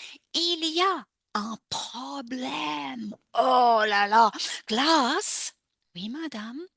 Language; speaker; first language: French; non-native, fluent; English